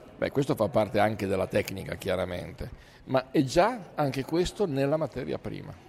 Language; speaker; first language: Italian; native; Italian